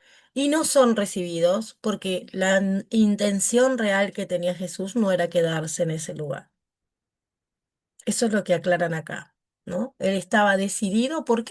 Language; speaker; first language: Spanish; native; Spanish